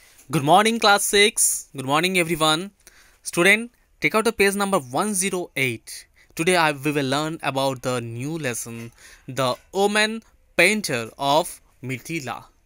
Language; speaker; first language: English; non-native, local second language; Bangla